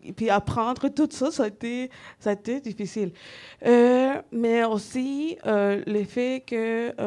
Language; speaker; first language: French; non-native, fluent; Spanish